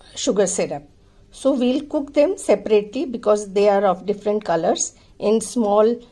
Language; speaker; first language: English; non-native, local second language; Hindi